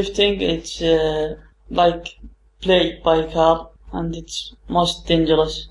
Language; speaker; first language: English; non-native, learner; Arabic